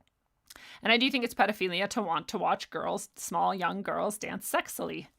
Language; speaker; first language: English; native; English